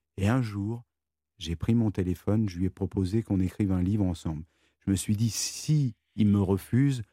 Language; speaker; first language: French; native; French